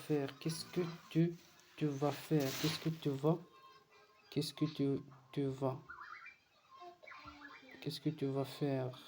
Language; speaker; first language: French; non-native, learner; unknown